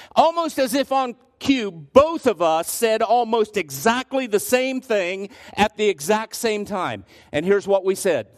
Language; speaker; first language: English; native; English